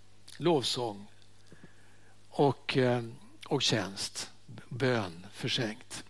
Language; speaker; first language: Swedish; native; Swedish